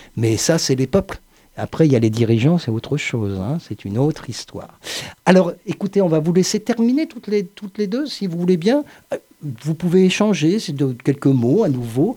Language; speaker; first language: French; native; French